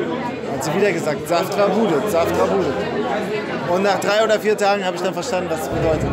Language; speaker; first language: German; native; German